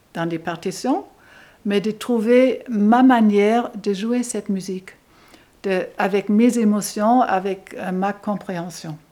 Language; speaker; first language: French; non-native, fluent; German